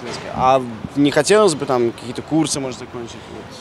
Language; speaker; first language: Russian; native; Russian